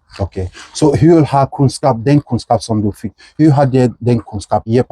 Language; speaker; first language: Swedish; non-native, learner; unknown